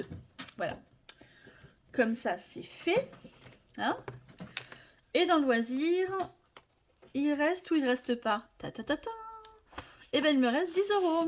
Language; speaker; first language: French; native; French